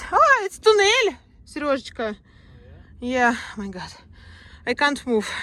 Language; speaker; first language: English; non-native, learner; Russian